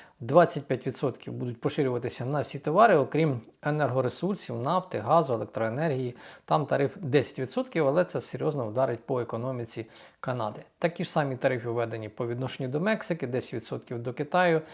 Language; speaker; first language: Ukrainian; native; Ukrainian